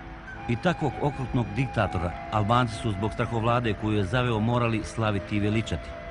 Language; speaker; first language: Bosnian; native; Bosnian